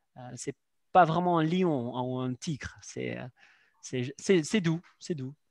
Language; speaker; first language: French; non-native, fluent; Dutch